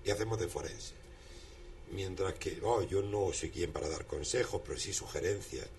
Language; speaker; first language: Spanish; native; Spanish